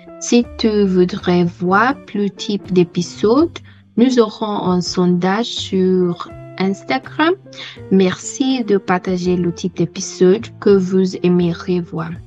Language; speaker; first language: French; non-native, learner; English